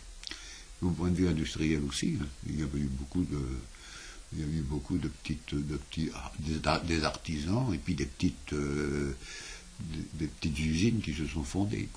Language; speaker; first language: French; native; French